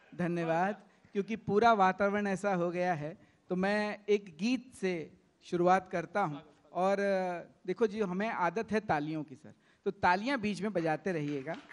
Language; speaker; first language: Hindi; native; Hindi